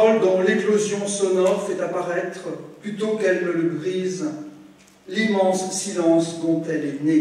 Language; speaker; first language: French; native; French